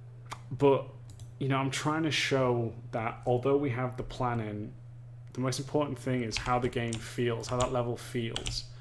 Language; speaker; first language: English; native; English